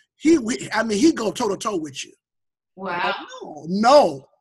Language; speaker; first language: English; native; English